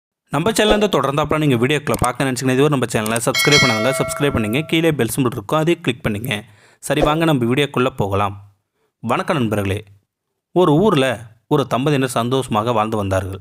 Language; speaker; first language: Tamil; native; Tamil